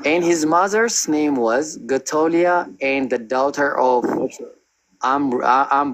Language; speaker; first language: English; non-native, fluent; Amharic